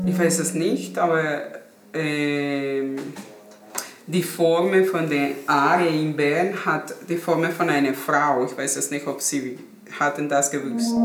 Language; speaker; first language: German; non-native, learner; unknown